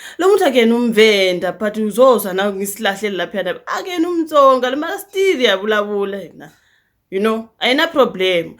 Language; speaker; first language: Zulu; early bilingual, other home language; North Ndebele